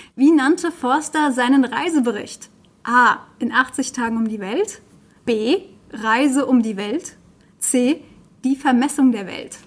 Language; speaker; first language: German; native; German